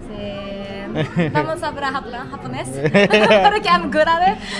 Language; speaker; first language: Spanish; non-native, learner; Japanese